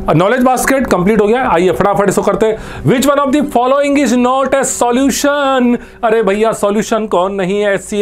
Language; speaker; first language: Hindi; non-native, local second language; Gujarati